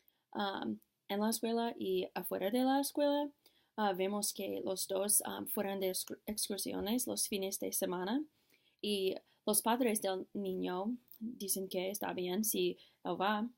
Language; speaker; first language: Spanish; non-native, learner; English